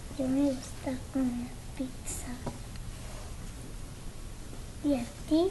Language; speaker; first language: Spanish; early bilingual, other home language; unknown